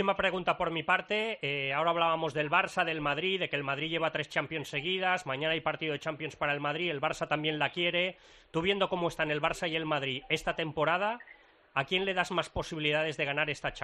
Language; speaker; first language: Spanish; native; Spanish